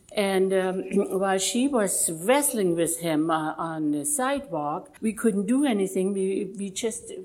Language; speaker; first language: English; non-native, fluent; German